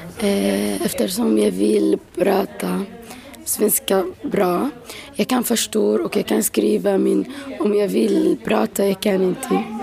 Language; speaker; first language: Swedish; non-native, learner; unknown